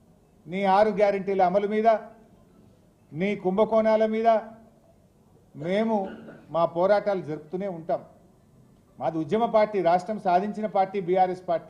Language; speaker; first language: Telugu; native; Telugu